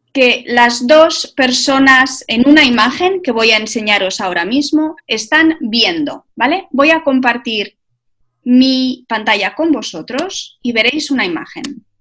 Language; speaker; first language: Spanish; native; Spanish